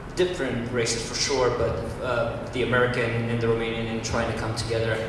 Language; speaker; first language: English; early bilingual, other home language; Romanian